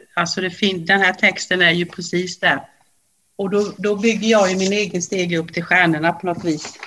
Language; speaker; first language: Swedish; native; Swedish